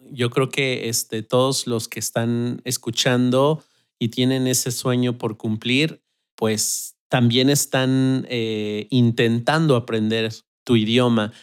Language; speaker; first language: Spanish; native; Spanish